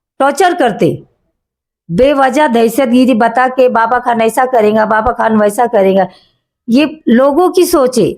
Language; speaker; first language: Hindi; native; Hindi